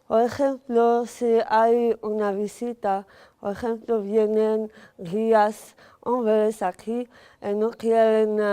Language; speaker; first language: Spanish; non-native, fluent; Arabic